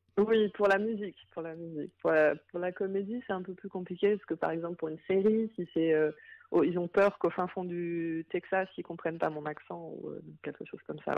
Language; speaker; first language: French; native; French